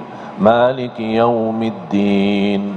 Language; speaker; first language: Indonesian; non-native, fluent; Arabic